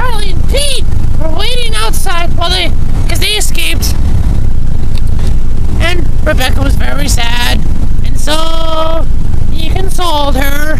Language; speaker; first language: English; native; English